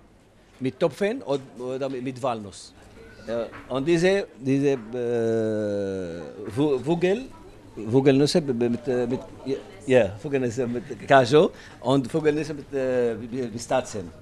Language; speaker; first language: German; non-native, learner; Arabic